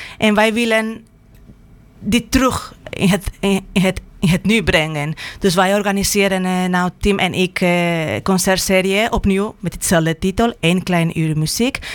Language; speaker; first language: Dutch; non-native, fluent; Spanish